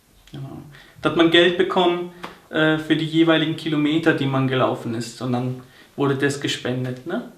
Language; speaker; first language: German; early bilingual, other home language; Turkish